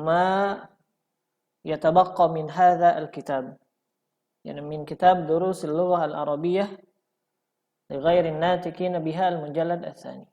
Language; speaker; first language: Arabic; non-native, fluent; Indonesian